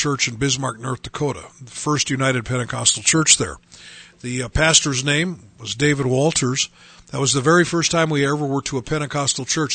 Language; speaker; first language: English; native; English